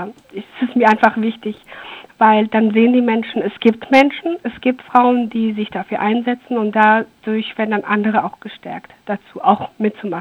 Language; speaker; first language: German; early bilingual, other home language; Persian